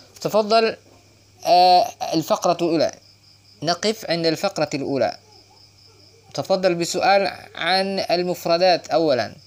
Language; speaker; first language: Arabic; non-native, fluent; Indonesian